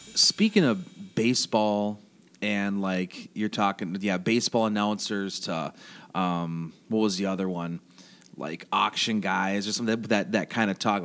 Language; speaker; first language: English; native; English